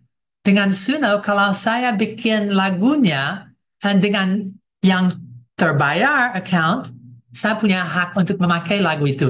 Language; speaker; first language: Indonesian; non-native, fluent; English